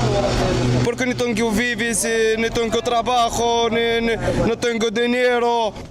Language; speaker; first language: Spanish; non-native, learner; Arabic